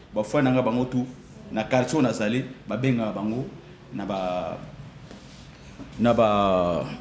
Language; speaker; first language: Lingala; native; Lingala